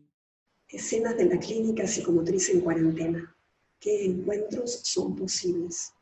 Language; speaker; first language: Spanish; native; Spanish